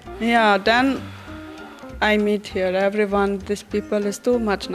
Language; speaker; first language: English; non-native, learner; German